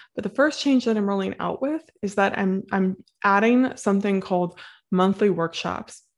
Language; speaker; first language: English; native; English